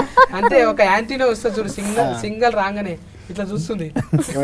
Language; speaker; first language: Telugu; native; Telugu